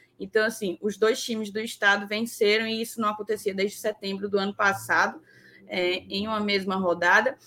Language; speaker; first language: Portuguese; native; Portuguese